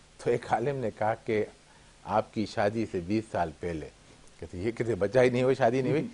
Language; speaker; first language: Urdu; native; Urdu